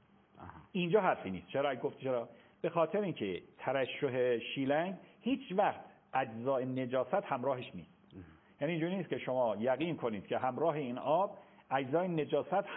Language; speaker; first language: Persian; native; Persian